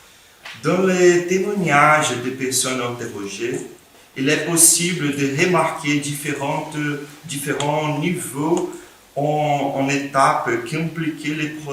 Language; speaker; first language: French; non-native, fluent; Portuguese